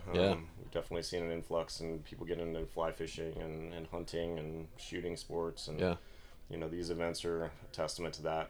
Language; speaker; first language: English; native; English